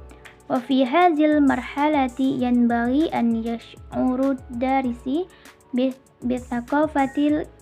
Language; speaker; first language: Arabic; non-native, learner; Indonesian